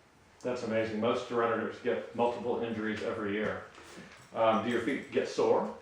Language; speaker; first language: English; native; English